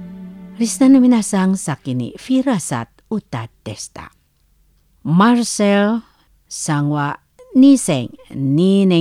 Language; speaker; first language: Japanese; non-native, learner; Indonesian